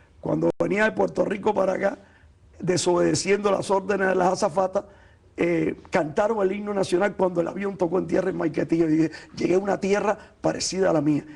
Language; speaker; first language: Spanish; native; Spanish